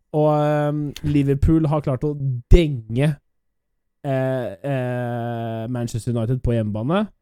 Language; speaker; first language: Norwegian; native; Norwegian